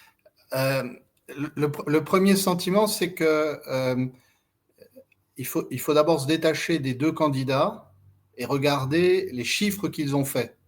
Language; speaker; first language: French; native; French